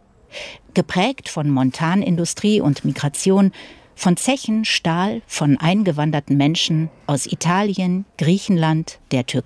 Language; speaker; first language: German; native; German